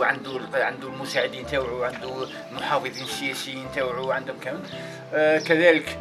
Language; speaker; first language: Arabic; native; Arabic